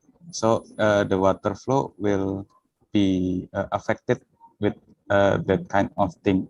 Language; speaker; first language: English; non-native, fluent; Indonesian